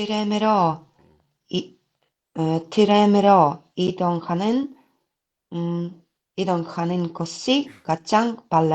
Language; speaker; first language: Korean; non-native, learner; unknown